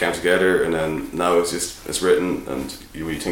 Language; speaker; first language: English; native; English